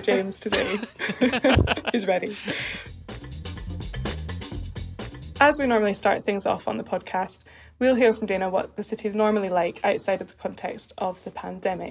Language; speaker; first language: English; native; English